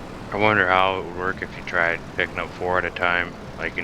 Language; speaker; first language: English; native; English